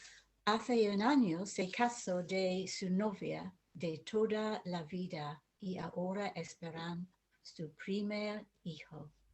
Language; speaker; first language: Spanish; non-native, learner; English